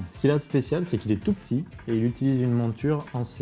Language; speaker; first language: French; native; French